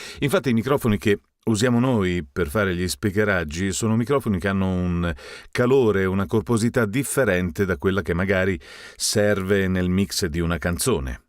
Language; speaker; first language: Italian; native; Italian